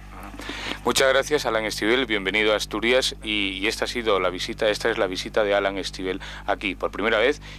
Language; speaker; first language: Spanish; native; Spanish